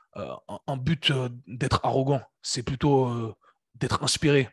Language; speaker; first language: French; native; French